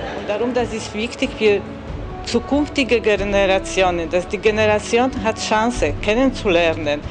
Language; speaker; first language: German; non-native, fluent; Polish